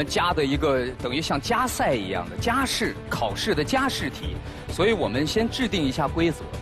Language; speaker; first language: Chinese; native; Chinese